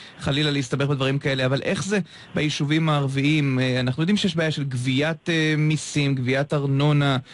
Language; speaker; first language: Hebrew; native; Hebrew